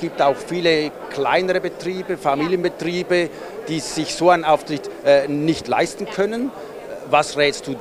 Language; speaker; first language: German; native; German